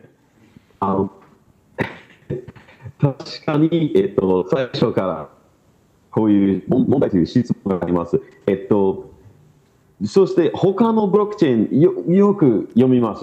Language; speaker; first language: Japanese; non-native, learner; English